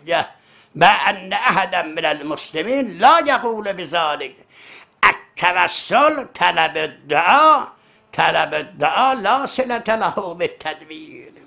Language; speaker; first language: Arabic; non-native, fluent; Azerbaijani